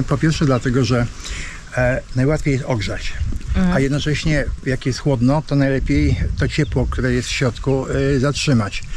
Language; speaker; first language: Polish; native; Polish